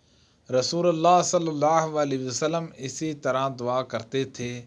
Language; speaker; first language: Urdu; native; Urdu